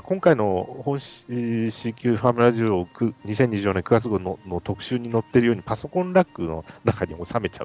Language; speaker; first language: Japanese; native; Japanese